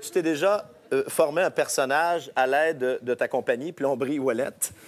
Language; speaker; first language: French; native; French